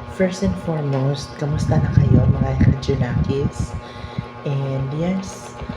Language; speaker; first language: Filipino; native; Filipino